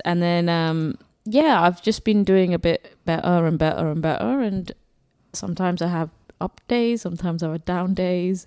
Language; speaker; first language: English; native; English